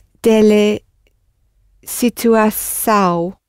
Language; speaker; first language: Portuguese; non-native, learner; English